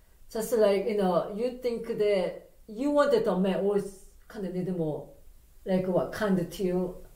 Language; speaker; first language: English; non-native, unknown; Korean